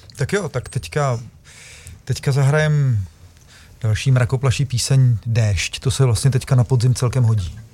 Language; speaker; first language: Czech; native; Czech